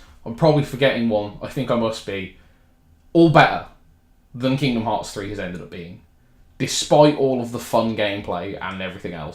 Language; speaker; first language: English; native; English